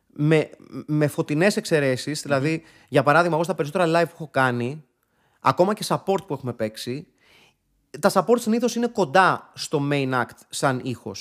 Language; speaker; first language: Greek; native; Greek